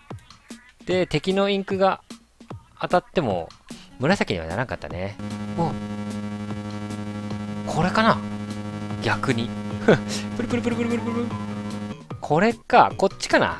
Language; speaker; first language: Japanese; native; Japanese